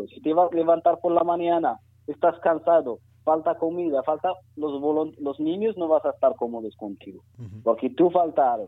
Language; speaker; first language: Spanish; non-native, learner; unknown